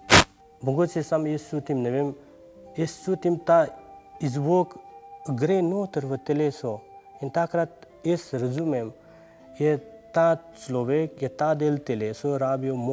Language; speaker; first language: Slovenian; non-native, learner; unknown